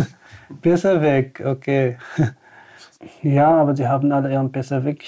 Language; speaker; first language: German; non-native, fluent; Tamasheq